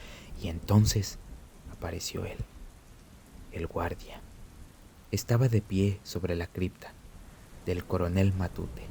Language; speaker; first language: Spanish; native; Spanish